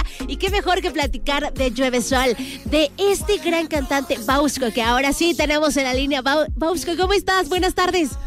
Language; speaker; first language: Spanish; native; Spanish